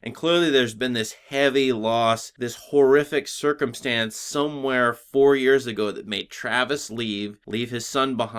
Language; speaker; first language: English; native; English